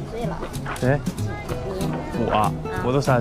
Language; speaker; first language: Chinese; native; Chinese